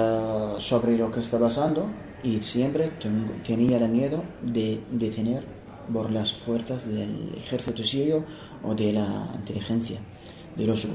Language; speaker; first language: Spanish; non-native, fluent; Arabic